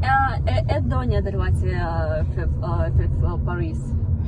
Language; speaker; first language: Arabic; non-native, learner; Russian